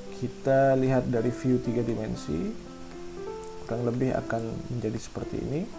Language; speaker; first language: Indonesian; native; Indonesian